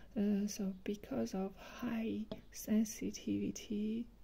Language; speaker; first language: English; non-native, fluent; Georgian